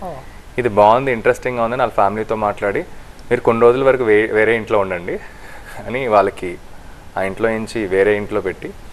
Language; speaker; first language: Telugu; native; Telugu